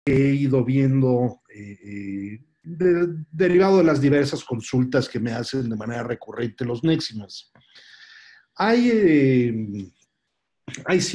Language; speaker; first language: Spanish; native; Spanish